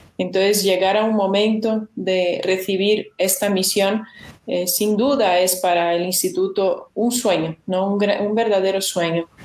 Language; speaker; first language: Spanish; non-native, fluent; Portuguese